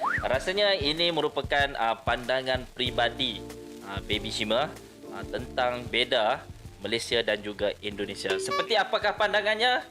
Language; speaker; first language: Malay; native; Malay